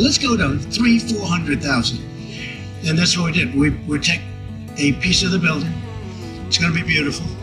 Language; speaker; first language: English; native; English